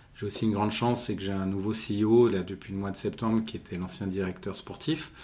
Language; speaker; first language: French; native; French